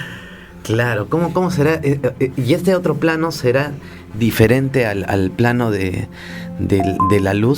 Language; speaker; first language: Spanish; native; Spanish